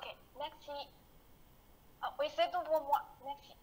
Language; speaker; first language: French; non-native, fluent; Chinese